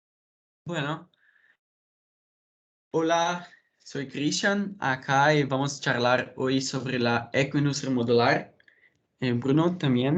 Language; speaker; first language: Spanish; non-native, fluent; Portuguese